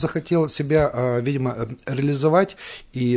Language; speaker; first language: Russian; native; Russian